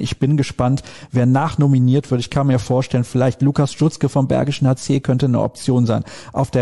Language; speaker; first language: German; native; German